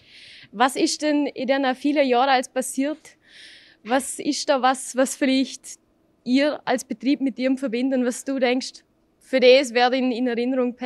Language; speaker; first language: German; native; German